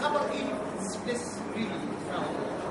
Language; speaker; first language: English; non-native, learner; Arabic